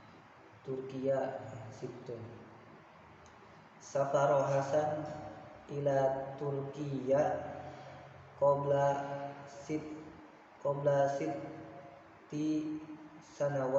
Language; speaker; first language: Arabic; non-native, learner; Indonesian